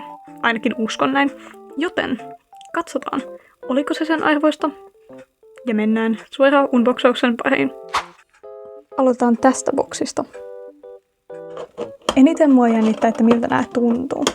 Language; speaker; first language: Finnish; native; Finnish